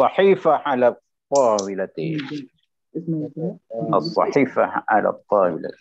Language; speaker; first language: Arabic; non-native, learner; Indonesian